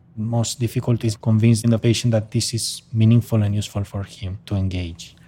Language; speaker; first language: English; non-native, fluent; Spanish